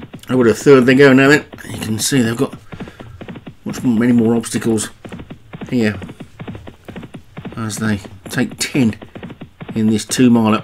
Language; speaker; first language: English; native; English